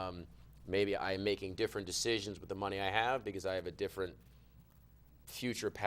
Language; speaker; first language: English; native; English